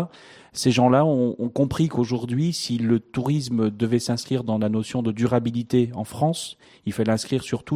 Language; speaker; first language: French; native; French